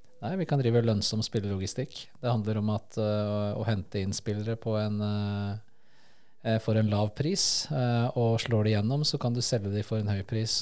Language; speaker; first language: Norwegian; early bilingual, other home language; Spanish